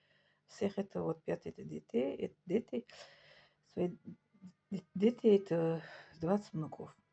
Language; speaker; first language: Russian; non-native, local second language; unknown